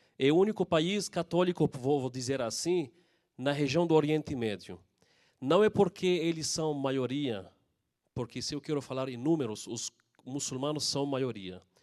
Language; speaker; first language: Portuguese; non-native, fluent; Arabic